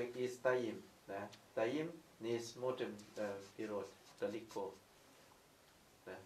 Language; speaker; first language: Russian; non-native, learner; Thai